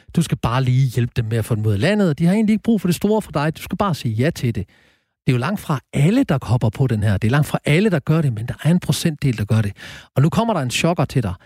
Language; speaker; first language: Danish; native; Danish